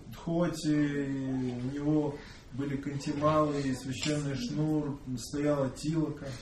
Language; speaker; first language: Russian; native; Russian